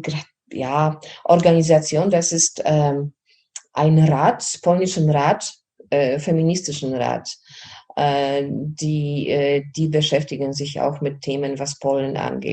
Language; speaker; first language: German; non-native, fluent; Polish